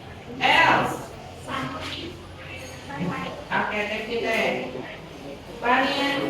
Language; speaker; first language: English; non-native, fluent; Indonesian